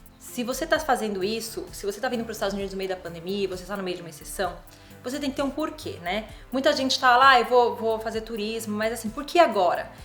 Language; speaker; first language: Portuguese; native; Portuguese